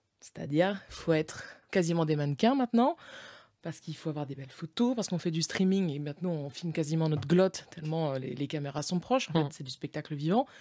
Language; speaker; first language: French; native; French